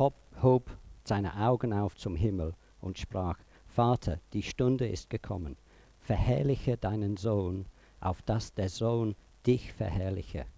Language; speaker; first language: German; non-native, fluent; English